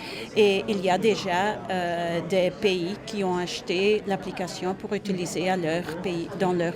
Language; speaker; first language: French; non-native, fluent; Dutch